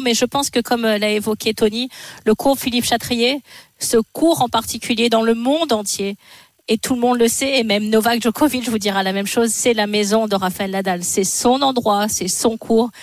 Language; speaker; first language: French; native; French